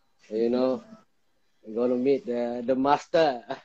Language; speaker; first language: English; non-native, local second language; Malay